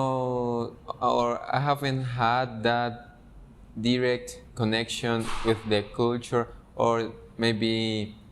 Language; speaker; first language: English; non-native, fluent; Spanish